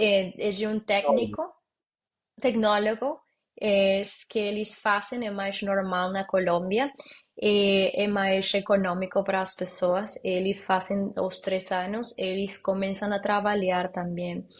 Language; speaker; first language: Portuguese; non-native, learner; Spanish